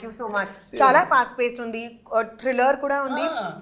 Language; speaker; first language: Telugu; non-native, learner; Hindi